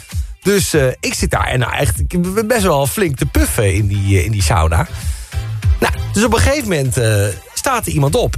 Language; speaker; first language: Dutch; native; Dutch